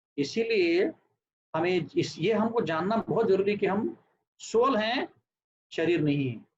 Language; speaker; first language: Hindi; non-native, local second language; Marathi